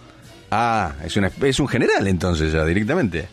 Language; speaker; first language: Spanish; native; Spanish